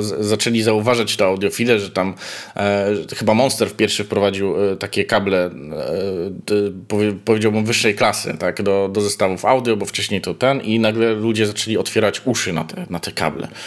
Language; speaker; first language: Polish; native; Polish